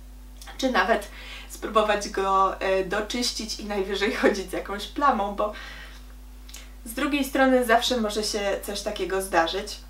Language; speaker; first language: Polish; native; Polish